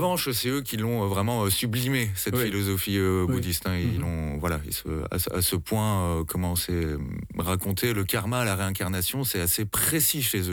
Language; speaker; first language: French; native; French